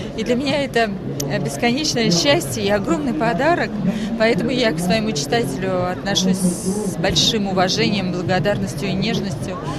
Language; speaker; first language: Russian; non-native, local second language; Armenian